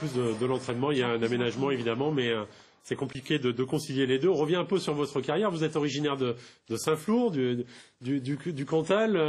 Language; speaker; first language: French; native; French